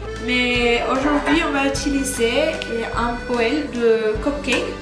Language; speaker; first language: French; non-native, learner; Spanish